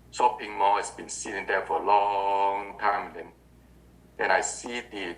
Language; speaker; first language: English; non-native, learner; Vietnamese